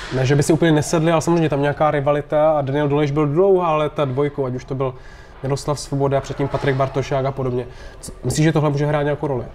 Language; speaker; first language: Czech; native; Czech